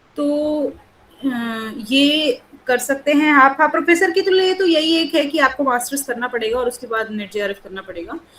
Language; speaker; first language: Hindi; native; Hindi